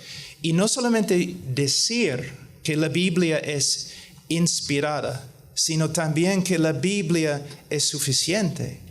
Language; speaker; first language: Spanish; non-native, fluent; English